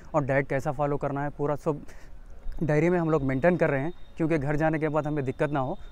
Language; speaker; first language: Hindi; non-native, local second language; Urdu